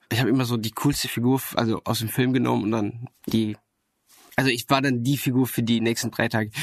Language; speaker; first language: German; non-native, fluent; Arabic